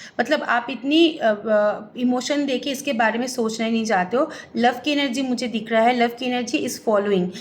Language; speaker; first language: Hindi; non-native, local second language; Bangla